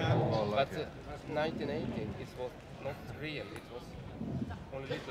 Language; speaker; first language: English; non-native, fluent; Swedish